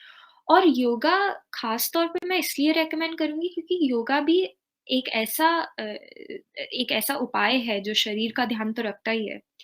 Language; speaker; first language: Hindi; native; Hindi